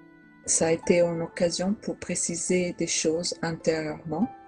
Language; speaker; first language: French; non-native, fluent; Italian